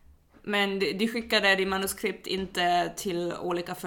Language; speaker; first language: Swedish; non-native, fluent; German